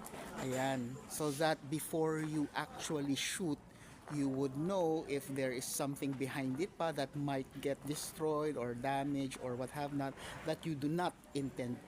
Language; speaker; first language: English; non-native, local second language; Filipino